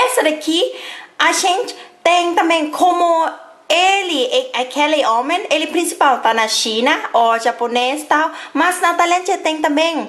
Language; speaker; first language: Portuguese; non-native, fluent; Thai